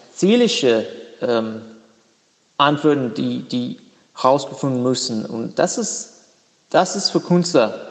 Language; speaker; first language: German; non-native, learner; English